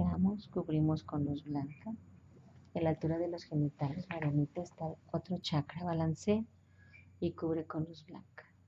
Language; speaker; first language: Spanish; native; Spanish